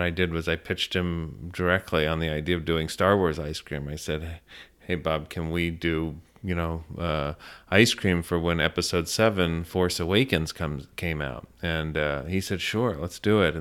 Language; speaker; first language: English; native; English